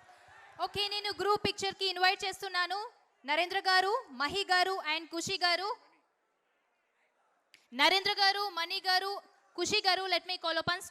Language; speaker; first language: Telugu; native; Telugu